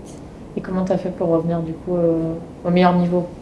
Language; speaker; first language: French; native; French